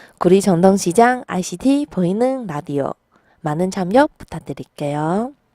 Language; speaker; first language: Korean; non-native, fluent; Chinese